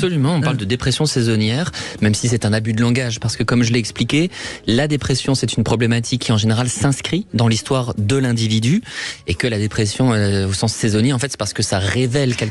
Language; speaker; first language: French; native; French